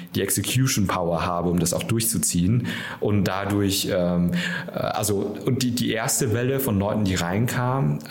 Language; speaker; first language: German; early bilingual, other home language; Vietnamese